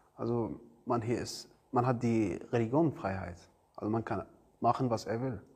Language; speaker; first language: German; non-native, learner; Arabic